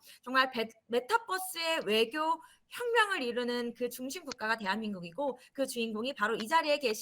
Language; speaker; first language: Korean; native; Korean